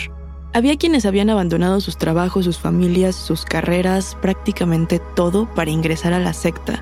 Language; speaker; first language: Spanish; native; Spanish